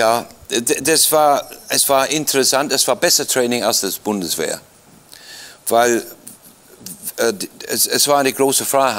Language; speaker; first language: German; non-native, fluent; English